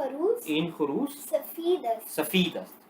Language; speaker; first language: Persian; non-native, fluent; Urdu